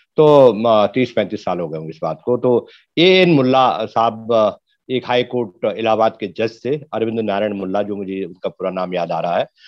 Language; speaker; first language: Hindi; native; Hindi